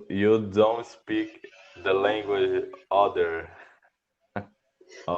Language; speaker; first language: English; non-native, learner; Portuguese